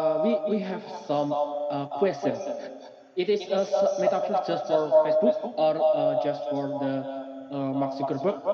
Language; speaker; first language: English; non-native, learner; Indonesian